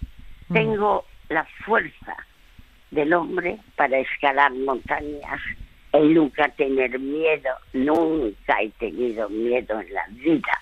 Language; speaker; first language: Spanish; early bilingual, other home language; French